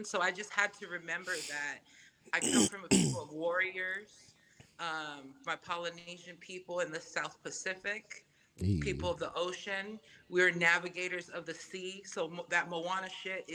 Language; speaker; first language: English; non-native, fluent; Samoan